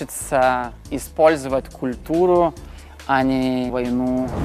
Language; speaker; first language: Russian; non-native, fluent; Lithuanian